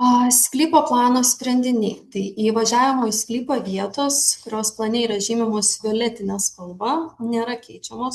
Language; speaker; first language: Lithuanian; native; Lithuanian